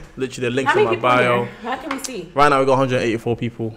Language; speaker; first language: English; native; English